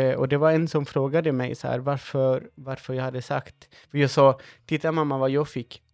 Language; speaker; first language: Swedish; non-native, fluent; Spanish